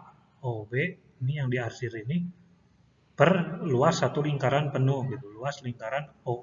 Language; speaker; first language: Indonesian; native; Indonesian